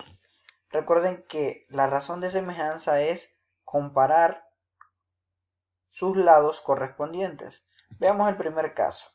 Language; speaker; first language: Spanish; native; Spanish